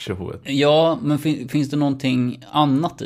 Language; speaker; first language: Swedish; native; Swedish